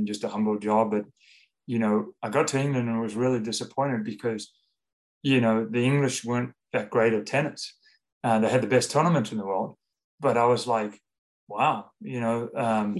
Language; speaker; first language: English; native; English